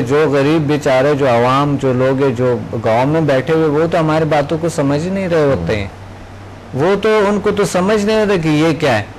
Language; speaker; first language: Urdu; non-native, local second language; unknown